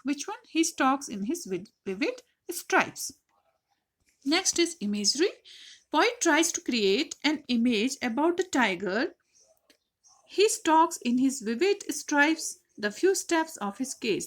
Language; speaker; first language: English; non-native, local second language; Hindi